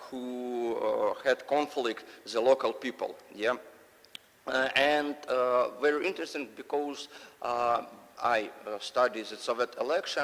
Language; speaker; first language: English; non-native, learner; Russian